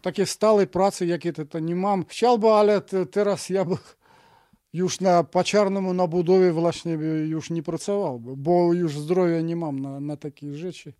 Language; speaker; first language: Polish; non-native, fluent; Russian